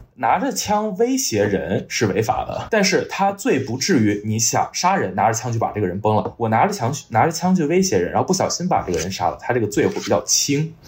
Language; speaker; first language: Chinese; native; Chinese